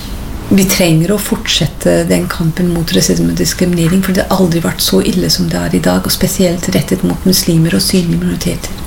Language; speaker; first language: Norwegian; non-native, fluent; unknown